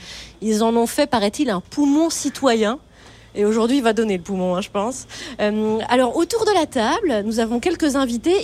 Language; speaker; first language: French; native; French